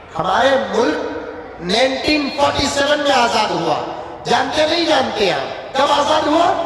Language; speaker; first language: Urdu; native; Urdu